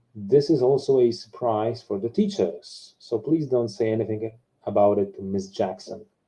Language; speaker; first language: English; non-native, fluent; Polish